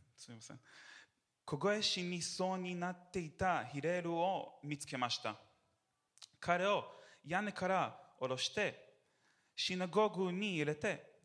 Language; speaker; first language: Japanese; non-native, learner; English